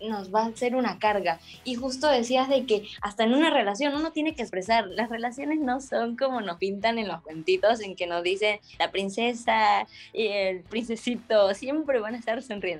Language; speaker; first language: Spanish; native; Spanish